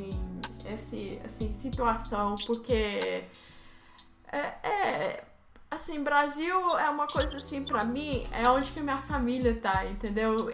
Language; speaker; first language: Portuguese; early bilingual, heritage; Portuguese